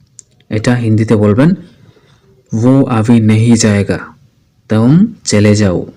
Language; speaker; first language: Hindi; non-native, fluent; Bangla